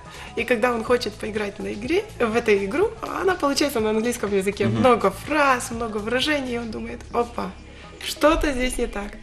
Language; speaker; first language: Russian; native; Russian